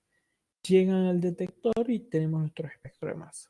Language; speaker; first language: Spanish; native; Spanish